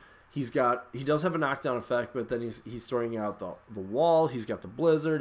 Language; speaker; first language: English; native; English